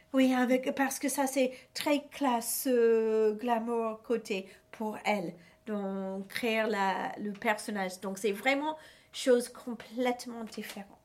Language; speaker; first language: French; non-native, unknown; English